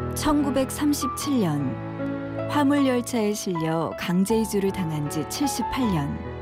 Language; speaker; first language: Korean; native; Korean